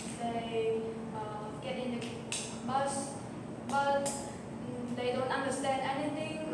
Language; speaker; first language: English; non-native, learner; Vietnamese